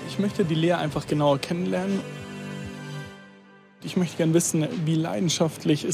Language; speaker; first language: German; native; German